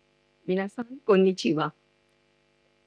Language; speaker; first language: Japanese; non-native, fluent; Marathi